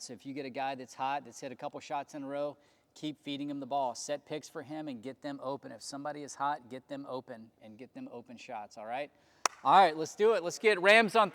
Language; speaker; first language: English; native; English